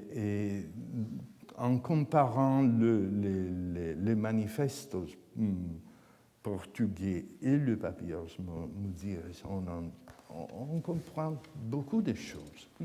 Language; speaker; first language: French; non-native, fluent; Italian